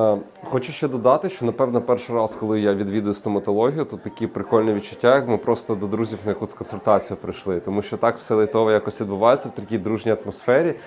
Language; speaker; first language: Ukrainian; native; Ukrainian